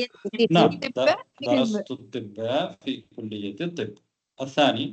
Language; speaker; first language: Arabic; non-native, fluent; Tamil